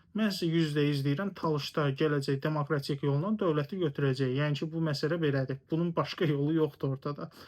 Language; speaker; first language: Azerbaijani; non-native, local second language; Talysh